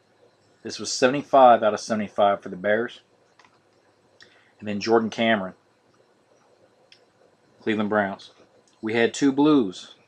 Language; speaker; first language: English; native; English